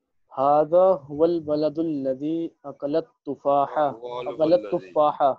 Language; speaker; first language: Arabic; non-native, learner; Urdu